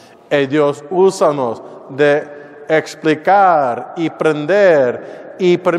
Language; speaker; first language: Spanish; non-native, learner; English